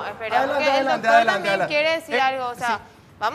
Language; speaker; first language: Spanish; native; Spanish